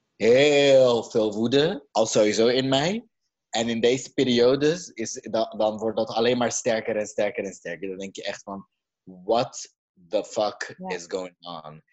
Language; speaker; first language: Dutch; early bilingual, other home language; Caribbean Hindustani